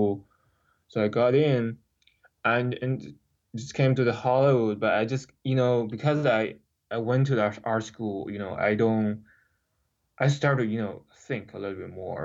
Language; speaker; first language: English; non-native, fluent; Chinese